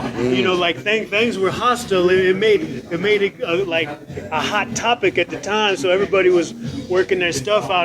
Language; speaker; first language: English; native; English